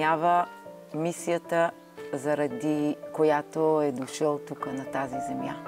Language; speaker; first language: Bulgarian; non-native, fluent; Hebrew